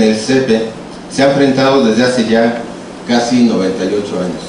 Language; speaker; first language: Spanish; native; Spanish